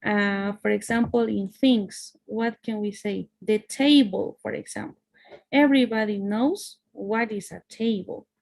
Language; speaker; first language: English; non-native, fluent; Spanish